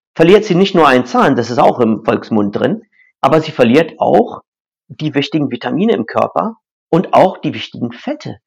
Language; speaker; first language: German; non-native, fluent; English